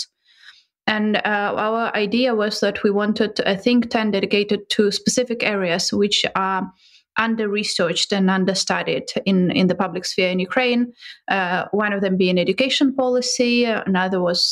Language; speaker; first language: English; non-native, fluent; Ukrainian